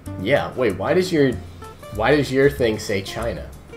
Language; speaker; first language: English; native; English